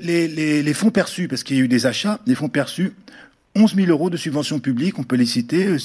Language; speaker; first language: French; native; French